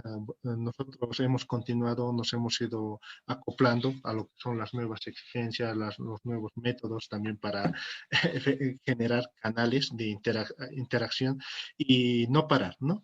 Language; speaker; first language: Spanish; native; Spanish